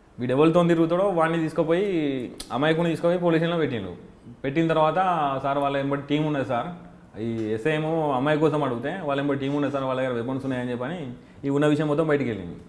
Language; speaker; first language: Telugu; native; Telugu